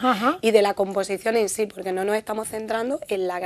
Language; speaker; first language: Spanish; native; Spanish